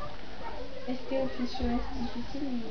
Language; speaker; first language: Spanish; non-native, learner; French